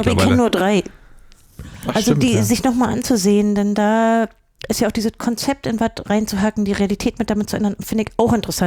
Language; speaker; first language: German; native; German